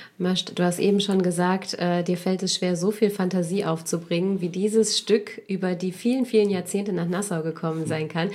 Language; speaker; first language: German; native; German